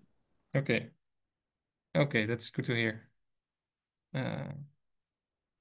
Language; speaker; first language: English; non-native, fluent; Dutch